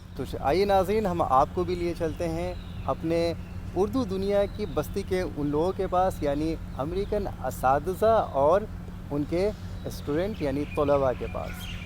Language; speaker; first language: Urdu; native; Urdu